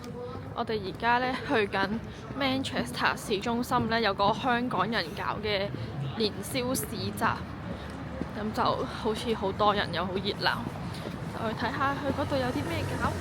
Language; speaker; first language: Cantonese; native; Cantonese